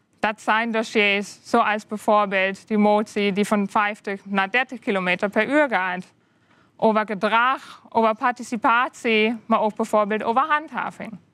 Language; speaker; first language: Dutch; non-native, fluent; German